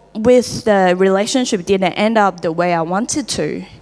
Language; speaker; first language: English; non-native, fluent; Chinese